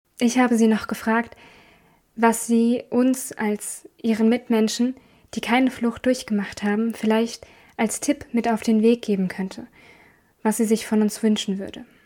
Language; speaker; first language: German; native; German